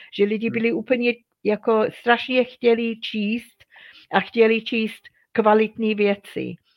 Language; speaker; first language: Czech; non-native, fluent; English